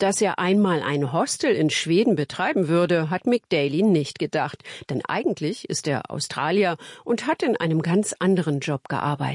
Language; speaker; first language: German; native; German